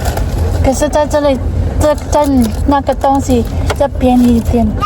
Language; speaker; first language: Chinese; non-native, learner; Indonesian